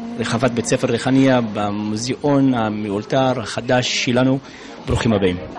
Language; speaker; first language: Hebrew; non-native, local second language; Adyghe